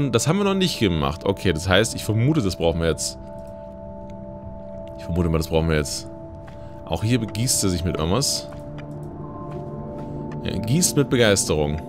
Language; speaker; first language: German; native; German